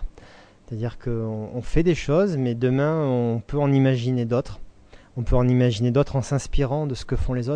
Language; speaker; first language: French; native; French